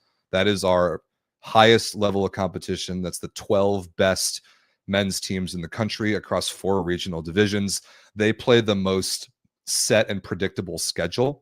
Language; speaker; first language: English; native; English